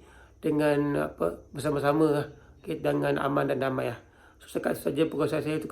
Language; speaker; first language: Malay; native; Malay